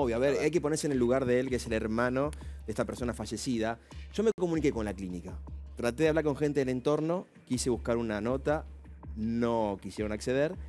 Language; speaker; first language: Spanish; native; Spanish